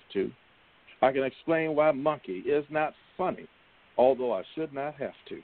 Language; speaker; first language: English; native; English